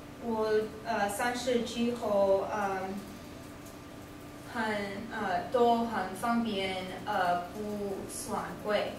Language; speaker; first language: Chinese; non-native, learner; English